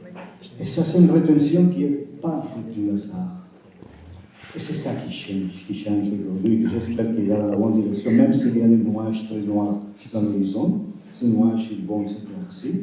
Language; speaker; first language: French; non-native, fluent; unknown